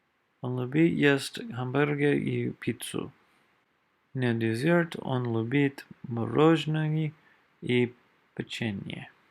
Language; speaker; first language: Russian; non-native, learner; English